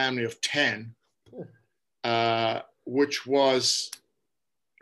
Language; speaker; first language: English; native; English